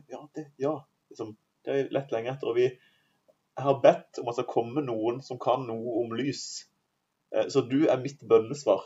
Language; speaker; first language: Norwegian; native; Norwegian